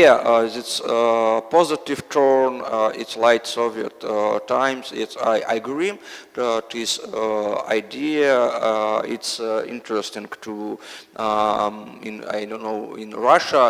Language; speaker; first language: English; non-native, learner; Russian